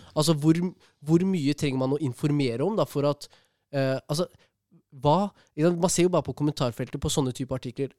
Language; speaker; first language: Norwegian; early bilingual, other home language; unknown